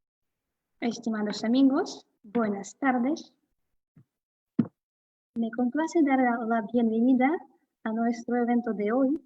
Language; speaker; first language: Spanish; non-native, fluent; Russian